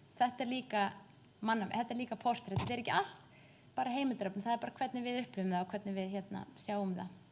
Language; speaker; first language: Icelandic; native; Icelandic